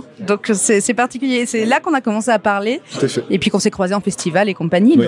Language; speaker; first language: French; native; French